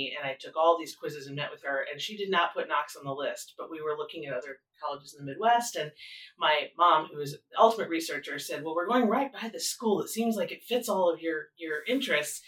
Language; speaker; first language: English; native; English